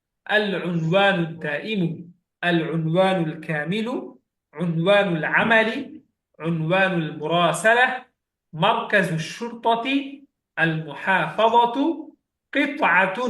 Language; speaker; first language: Arabic; non-native, fluent; Bangla